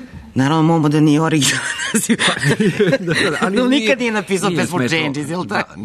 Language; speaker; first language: Serbian; native; Serbian